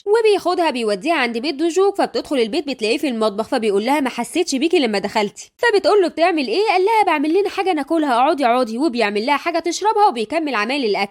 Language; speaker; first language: Arabic; native; Arabic